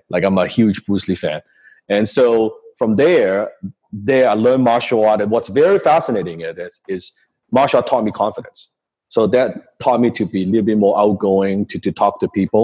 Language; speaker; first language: English; non-native, local second language; Cantonese